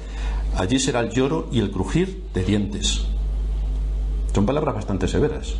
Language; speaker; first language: Spanish; native; Spanish